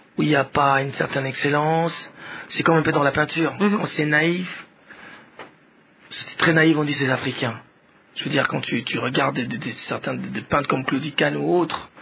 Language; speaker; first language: French; non-native, local second language; Swahili